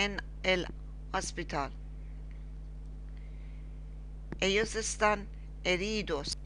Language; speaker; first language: Spanish; non-native, learner; Persian